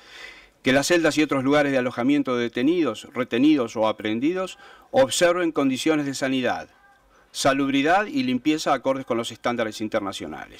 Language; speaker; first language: Spanish; native; Spanish